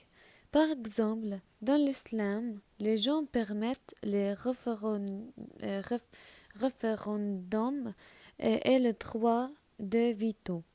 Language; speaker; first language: French; non-native, learner; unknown